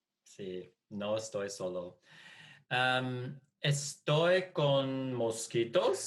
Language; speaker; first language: Spanish; non-native, fluent; English